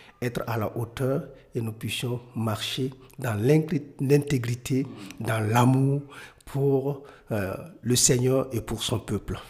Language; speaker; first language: French; non-native, local second language; Mossi